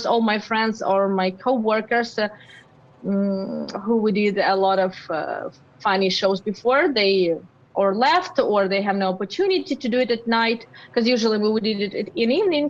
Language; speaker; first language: English; non-native, learner; Russian